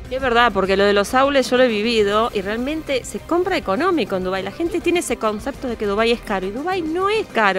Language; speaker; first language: Spanish; native; Spanish